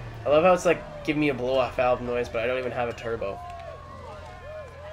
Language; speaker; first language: English; native; English